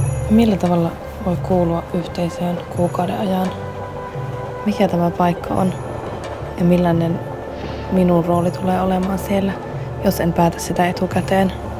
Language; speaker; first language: Finnish; native; Finnish